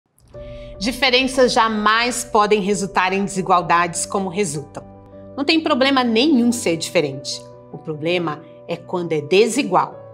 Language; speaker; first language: Portuguese; native; Portuguese